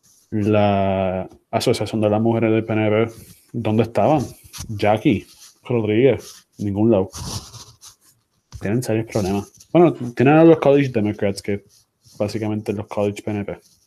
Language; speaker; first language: Spanish; early bilingual, heritage; Spanish